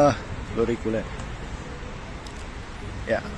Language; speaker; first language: English; non-native, learner; Romanian